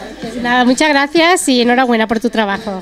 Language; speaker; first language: Spanish; native; Spanish